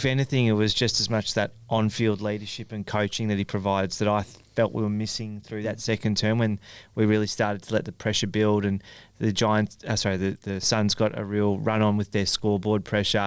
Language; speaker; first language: English; native; English